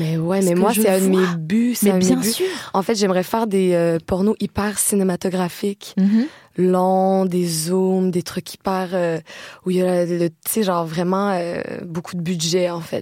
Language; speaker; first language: French; native; French